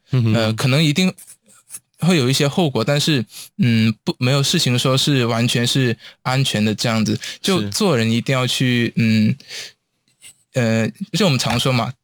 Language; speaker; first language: Chinese; non-native, local second language; Cantonese